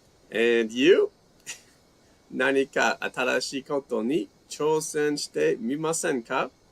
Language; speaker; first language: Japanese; non-native, fluent; English